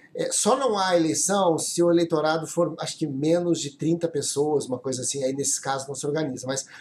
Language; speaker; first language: Portuguese; native; Portuguese